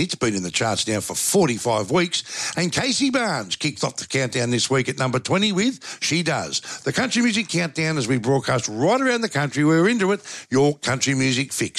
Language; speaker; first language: English; native; English